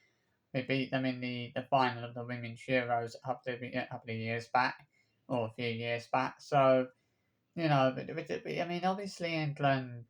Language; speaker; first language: English; native; English